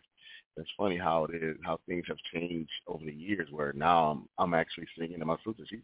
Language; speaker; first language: English; native; English